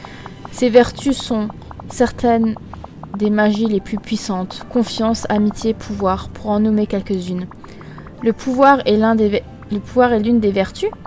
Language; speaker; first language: French; native; French